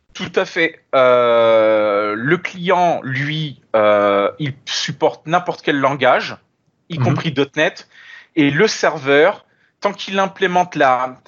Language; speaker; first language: French; native; French